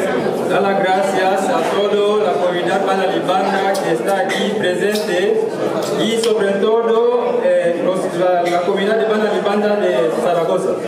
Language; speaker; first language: Spanish; non-native, learner; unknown